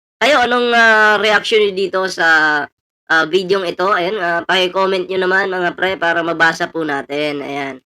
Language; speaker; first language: Filipino; non-native, local second language; Cebuano